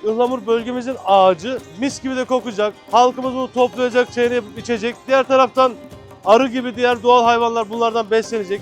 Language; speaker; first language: Turkish; native; Turkish